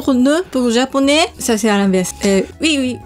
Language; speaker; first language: French; non-native, learner; Japanese